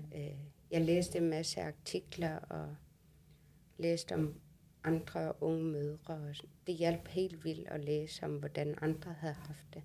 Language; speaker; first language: Danish; non-native, local second language; Kalaallisut